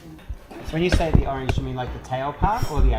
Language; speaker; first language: English; native; English